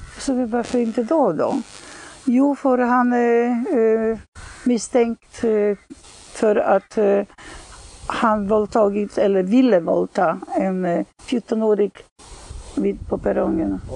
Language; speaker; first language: Swedish; non-native, fluent; Polish